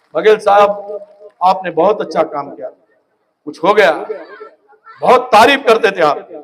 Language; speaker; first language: Hindi; non-native, local second language; Marathi